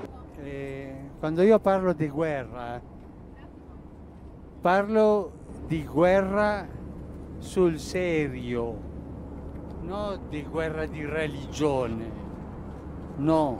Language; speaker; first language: Italian; non-native, fluent; Spanish